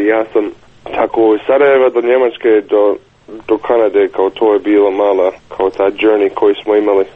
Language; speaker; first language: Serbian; early bilingual, heritage; Bosnian